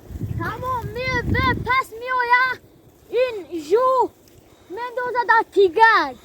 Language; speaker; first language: Persian; non-native, local second language; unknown